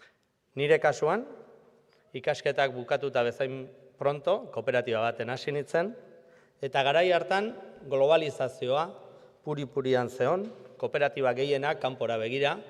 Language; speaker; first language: Basque; native; Basque